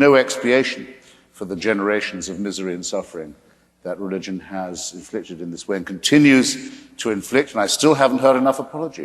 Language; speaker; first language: English; native; English